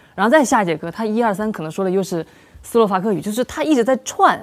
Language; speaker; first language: Chinese; native; Chinese